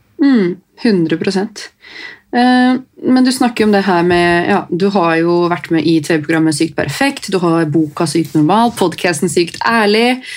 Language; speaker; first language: Norwegian; native; Norwegian